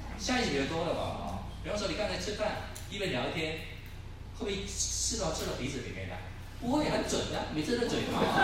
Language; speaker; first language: Chinese; non-native, local second language; Cantonese